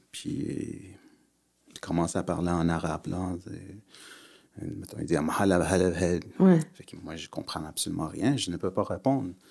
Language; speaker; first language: French; early bilingual, other home language; Persian